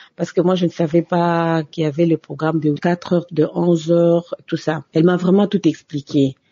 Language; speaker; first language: French; non-native, local second language; Lingala